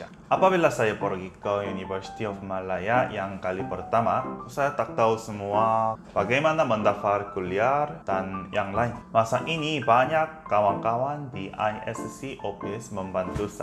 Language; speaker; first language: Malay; non-native, learner; Korean